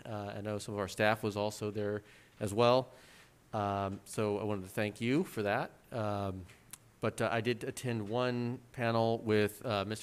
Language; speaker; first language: English; native; English